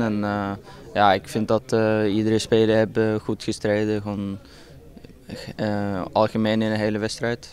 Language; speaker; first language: Dutch; non-native, fluent; Norwegian